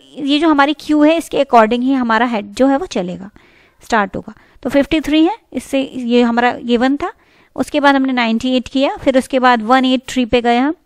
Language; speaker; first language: Hindi; native; Hindi